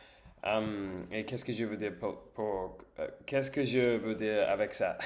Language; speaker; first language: French; non-native, learner; English